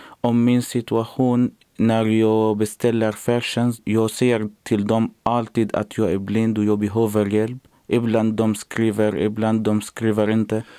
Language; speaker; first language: Swedish; non-native, learner; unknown